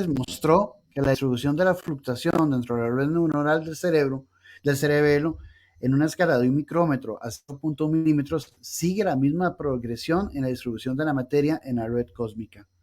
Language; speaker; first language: Spanish; native; Spanish